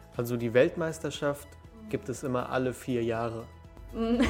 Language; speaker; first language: German; early bilingual, other home language; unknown